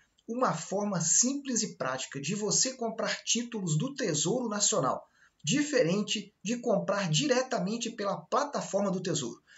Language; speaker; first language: Portuguese; native; Portuguese